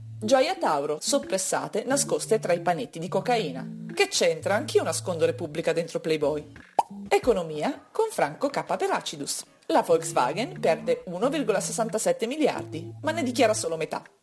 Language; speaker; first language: Italian; native; Italian